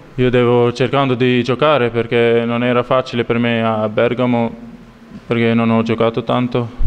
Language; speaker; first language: Italian; non-native, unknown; Albanian